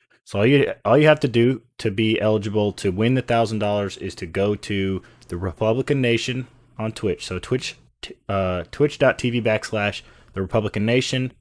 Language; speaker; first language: English; native; English